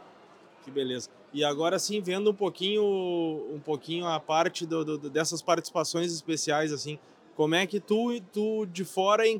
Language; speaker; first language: Portuguese; native; Portuguese